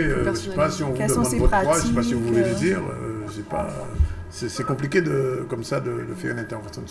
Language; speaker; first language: French; native; French